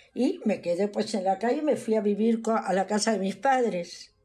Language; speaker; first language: Spanish; native; Spanish